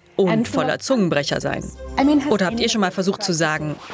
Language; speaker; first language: German; non-native, fluent; Bangla